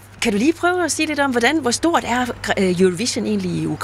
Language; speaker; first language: Danish; native; Danish